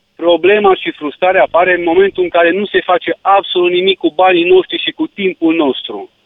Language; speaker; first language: Romanian; native; Romanian